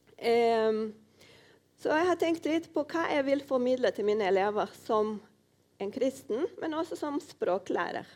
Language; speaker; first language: Norwegian; non-native, fluent; Portuguese